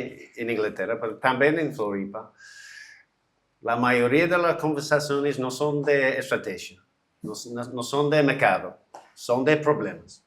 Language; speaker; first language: Portuguese; non-native, learner; English